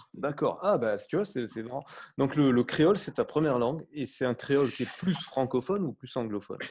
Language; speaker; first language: French; native; French